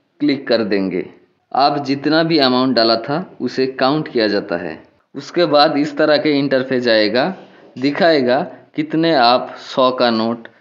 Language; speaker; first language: Hindi; non-native, local second language; Bangla